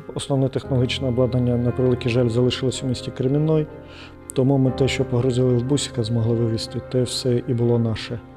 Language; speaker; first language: Ukrainian; native; Ukrainian